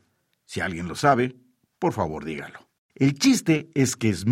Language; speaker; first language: Spanish; native; Spanish